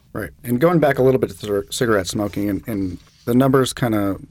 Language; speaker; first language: English; native; English